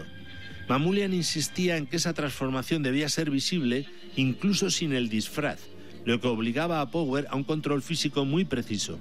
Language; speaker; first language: Spanish; native; Spanish